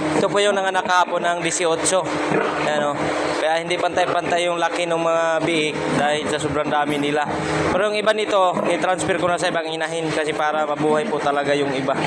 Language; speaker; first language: Filipino; non-native, local second language; Cebuano